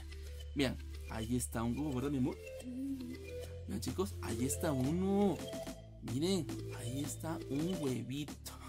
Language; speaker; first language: Spanish; native; Spanish